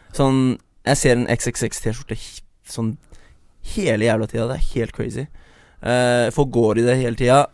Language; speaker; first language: Norwegian; early bilingual, other home language; Chinese